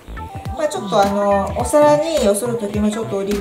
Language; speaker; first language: Japanese; native; Japanese